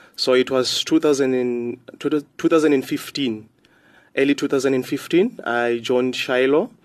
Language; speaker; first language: English; non-native, local second language; Xhosa